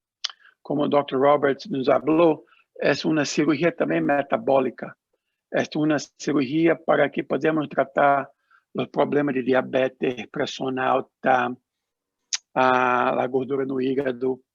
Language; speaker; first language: Spanish; non-native, learner; Portuguese